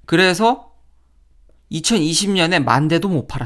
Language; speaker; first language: Korean; native; Korean